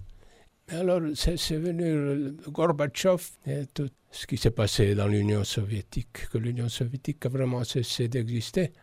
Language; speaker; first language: French; non-native, fluent; Estonian